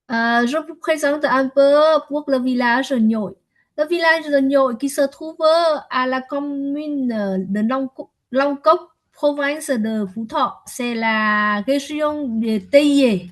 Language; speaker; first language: French; non-native, learner; Vietnamese